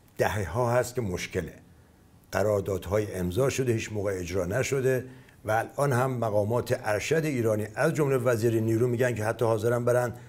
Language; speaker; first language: Persian; native; Persian